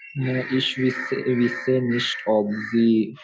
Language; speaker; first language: German; non-native, learner; Malayalam